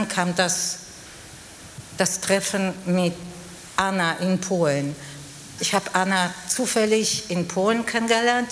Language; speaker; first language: German; non-native, fluent; Polish